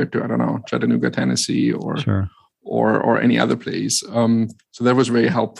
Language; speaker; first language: English; non-native, fluent; German